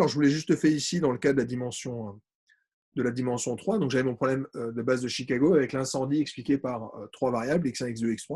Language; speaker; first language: French; native; French